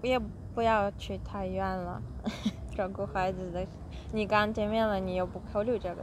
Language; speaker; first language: Chinese; non-native, fluent; Russian